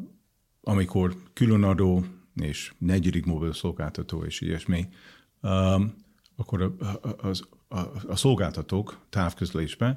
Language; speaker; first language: Hungarian; non-native, fluent; English